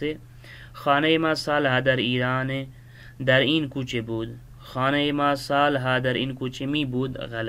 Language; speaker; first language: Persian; non-native, fluent; Urdu